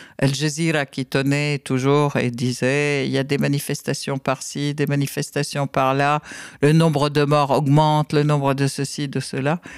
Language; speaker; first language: French; non-native, fluent; Arabic